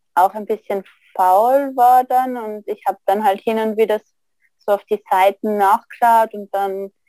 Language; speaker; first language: German; native; German